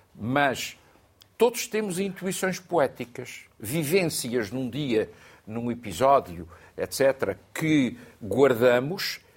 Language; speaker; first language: Portuguese; native; Portuguese